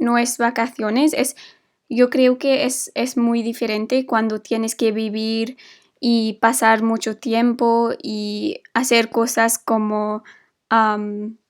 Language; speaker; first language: Spanish; non-native, fluent; English